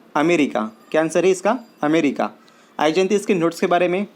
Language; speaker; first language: Hindi; non-native, local second language; Marathi